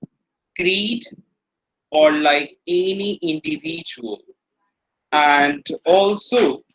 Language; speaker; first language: English; non-native, local second language; Hindi